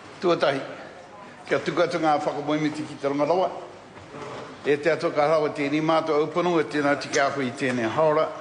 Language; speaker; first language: Māori; non-native, local second language; English